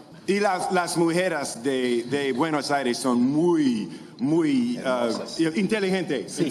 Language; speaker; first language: Spanish; non-native, learner; English